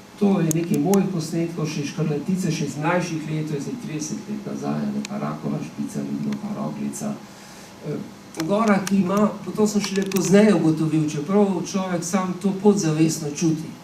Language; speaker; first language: Slovenian; native; Slovenian